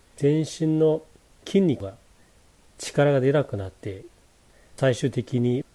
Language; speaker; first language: Japanese; non-native, fluent; Chinese